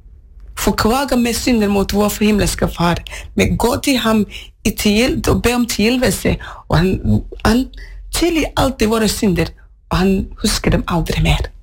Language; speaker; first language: Norwegian; non-native, fluent; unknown